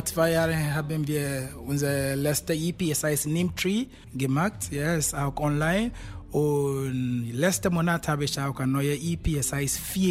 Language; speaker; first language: German; non-native, fluent; Akan